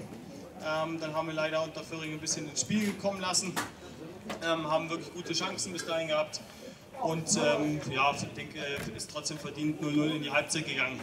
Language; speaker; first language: German; native; German